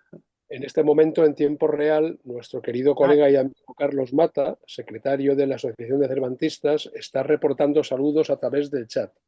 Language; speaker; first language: Spanish; native; Spanish